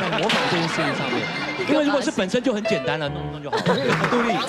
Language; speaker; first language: Chinese; native; Chinese